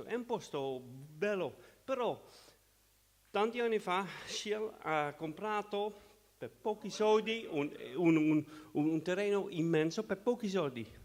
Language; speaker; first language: Italian; non-native, fluent; Dutch